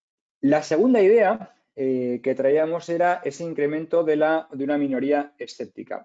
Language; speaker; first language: Spanish; native; Spanish